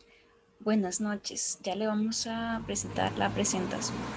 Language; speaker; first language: Spanish; native; Spanish